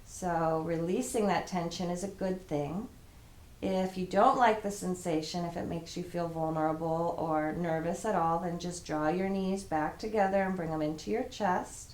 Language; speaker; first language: English; native; English